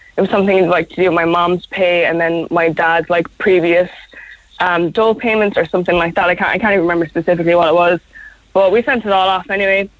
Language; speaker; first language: English; native; English